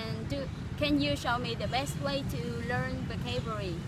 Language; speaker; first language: English; non-native, learner; Vietnamese